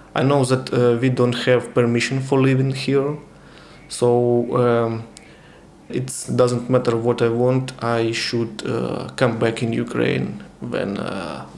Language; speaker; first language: English; non-native, learner; Ukrainian